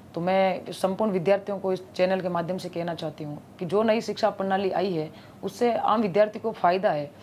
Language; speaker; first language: Hindi; native; Hindi